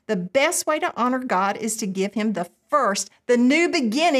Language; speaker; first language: English; native; English